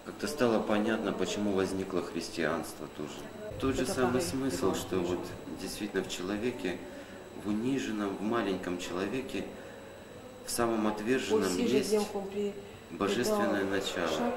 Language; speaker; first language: Russian; native; Russian